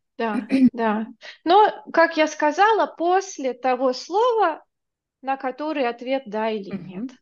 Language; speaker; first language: Russian; native; Russian